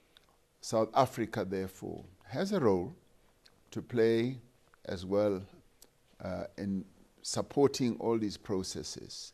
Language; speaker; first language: English; non-native, local second language; Venda